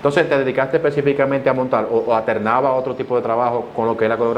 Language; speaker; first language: Spanish; native; Spanish